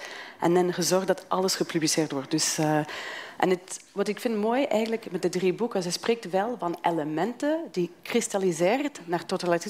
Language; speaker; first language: Dutch; non-native, fluent; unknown